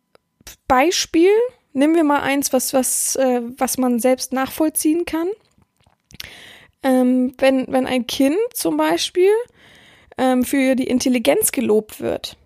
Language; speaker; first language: German; native; German